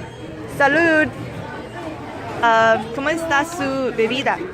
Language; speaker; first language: Spanish; non-native, learner; English